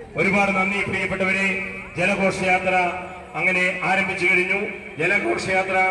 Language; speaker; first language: Malayalam; native; Malayalam